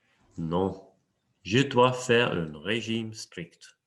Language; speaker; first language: French; non-native, fluent; English